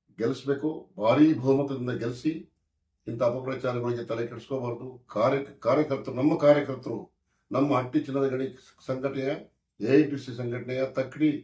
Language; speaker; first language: Kannada; native; Kannada